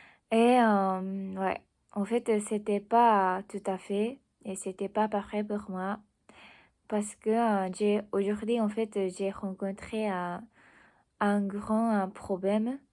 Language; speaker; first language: French; non-native, learner; Japanese